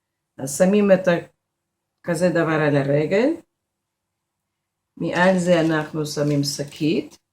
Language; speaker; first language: Hebrew; non-native, fluent; Russian